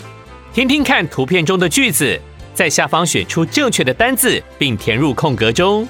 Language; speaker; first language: Chinese; native; Chinese